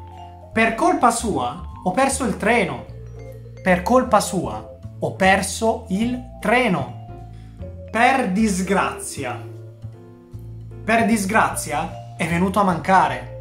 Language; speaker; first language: Italian; non-native, fluent; Japanese